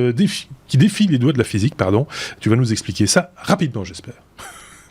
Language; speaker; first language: French; native; French